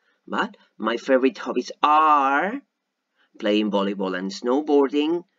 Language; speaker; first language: English; non-native, fluent; Catalan